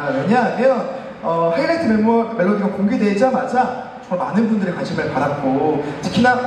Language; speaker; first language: Korean; native; Korean